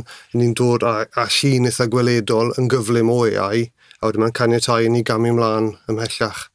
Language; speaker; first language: Welsh; native; Welsh